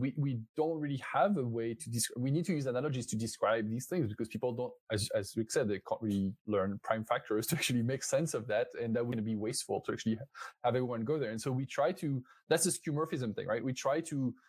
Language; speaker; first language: English; non-native, fluent; French